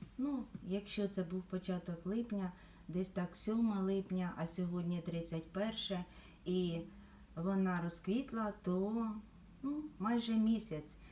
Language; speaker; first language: Ukrainian; native; Ukrainian